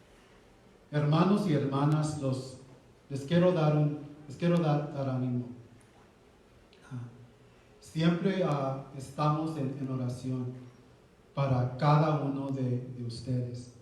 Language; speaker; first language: Spanish; early bilingual, heritage; Spanish